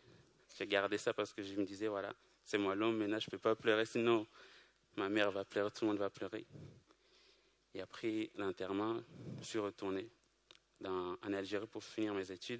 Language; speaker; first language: French; non-native, local second language; Kinyarwanda